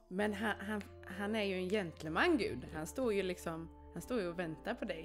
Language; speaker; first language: Swedish; native; Swedish